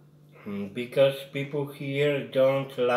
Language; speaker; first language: English; non-native, learner; Polish